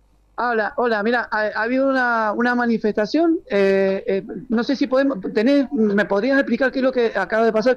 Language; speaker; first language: Spanish; native; Spanish